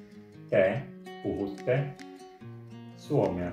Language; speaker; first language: Finnish; non-native, learner; Russian